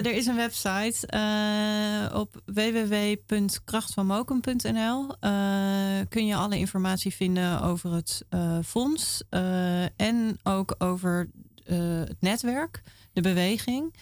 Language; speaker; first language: Dutch; native; Dutch